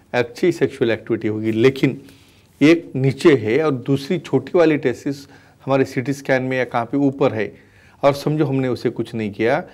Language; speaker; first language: Hindi; non-native, local second language; Marathi